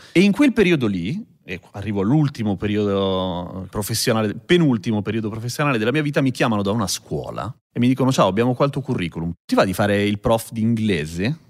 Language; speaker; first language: Italian; native; Italian